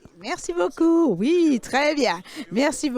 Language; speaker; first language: French; native; French